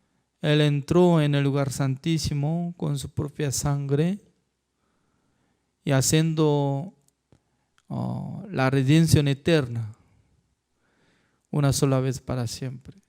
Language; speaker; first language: Spanish; non-native, fluent; Korean